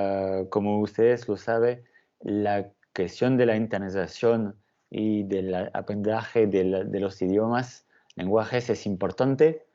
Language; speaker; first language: Spanish; non-native, fluent; French